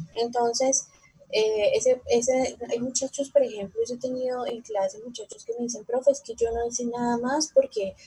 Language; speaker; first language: Spanish; native; Spanish